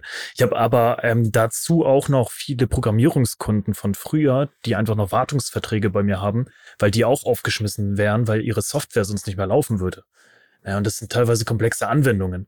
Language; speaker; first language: German; native; German